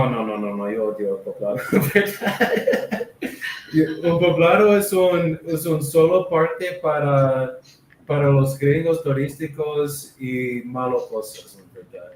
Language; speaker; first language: Spanish; non-native, learner; English